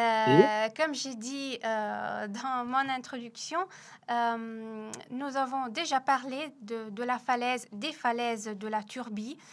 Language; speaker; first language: French; non-native, fluent; Italian